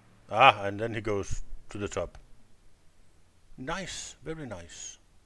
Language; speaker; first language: English; non-native, fluent; Danish